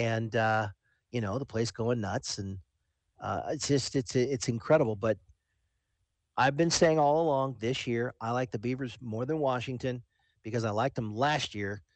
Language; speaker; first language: English; native; English